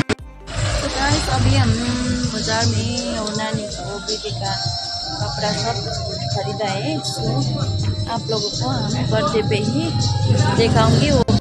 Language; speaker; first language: Hindi; non-native, local second language; Nepali